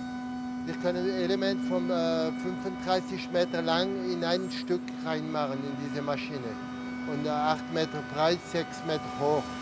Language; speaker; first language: German; non-native, learner; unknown